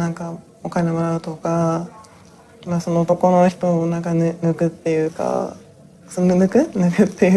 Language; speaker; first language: Japanese; native; Japanese